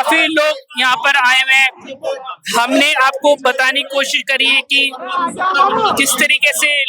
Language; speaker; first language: Hindi; native; Hindi